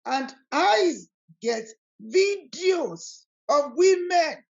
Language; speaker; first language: English; non-native, local second language; Yoruba